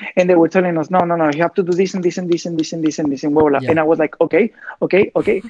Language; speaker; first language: English; non-native, fluent; Spanish